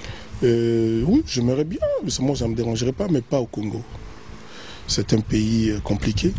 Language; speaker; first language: French; non-native, local second language; Lingala